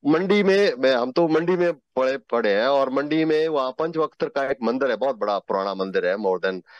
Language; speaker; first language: Hindi; native; Hindi